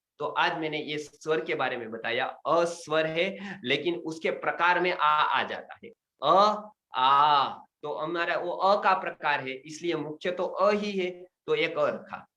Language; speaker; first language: Hindi; non-native, local second language; Gujarati